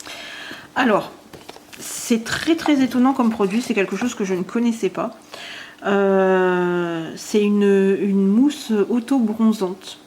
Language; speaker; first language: French; native; French